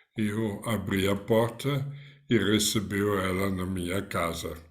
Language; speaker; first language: Portuguese; non-native, fluent; German